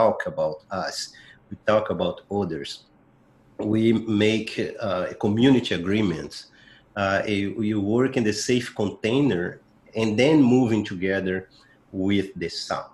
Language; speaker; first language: English; non-native, fluent; Portuguese